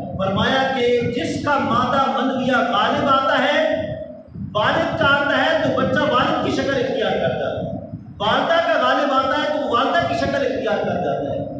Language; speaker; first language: Urdu; native; Urdu